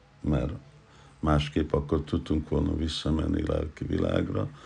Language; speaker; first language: Hungarian; non-native, learner; English